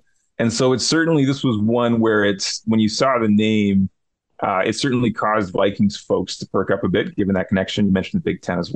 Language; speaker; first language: English; native; English